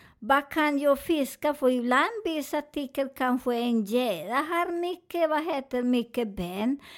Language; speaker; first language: Swedish; non-native, learner; Spanish